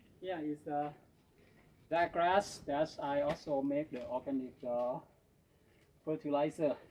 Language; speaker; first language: English; non-native, learner; Thai